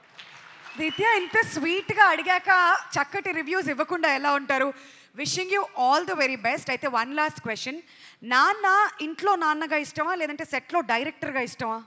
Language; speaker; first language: Telugu; native; Telugu